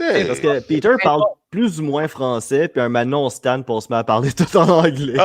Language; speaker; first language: French; native; French